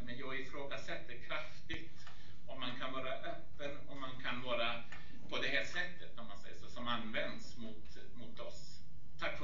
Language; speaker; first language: Swedish; non-native, fluent; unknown